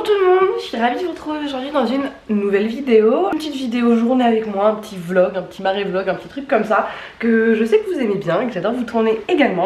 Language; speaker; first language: French; native; French